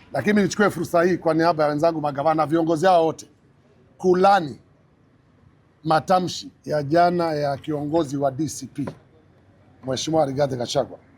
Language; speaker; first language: Swahili; native; Swahili